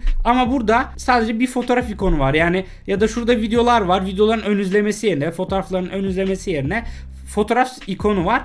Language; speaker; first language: Turkish; native; Turkish